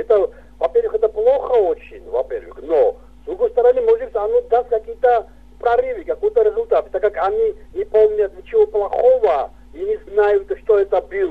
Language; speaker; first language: Russian; non-native, local second language; Georgian